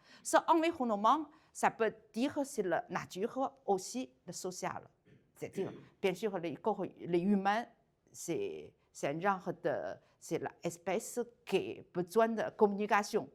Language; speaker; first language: French; non-native, learner; Chinese